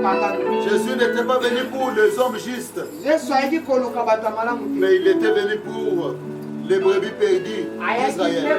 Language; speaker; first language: French; non-native, local second language; Lingala